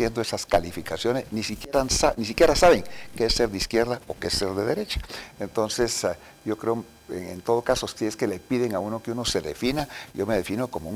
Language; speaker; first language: Spanish; native; Spanish